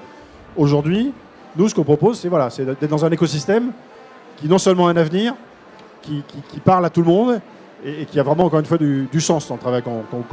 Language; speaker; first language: French; native; French